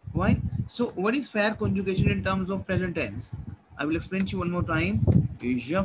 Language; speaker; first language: English; non-native, local second language; Hindi